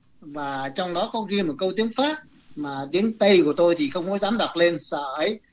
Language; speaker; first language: Vietnamese; native; Vietnamese